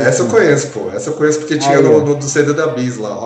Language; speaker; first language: Portuguese; native; Portuguese